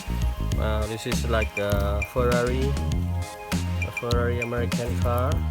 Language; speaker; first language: English; non-native, learner; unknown